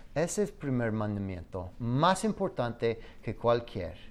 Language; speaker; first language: Spanish; non-native, fluent; English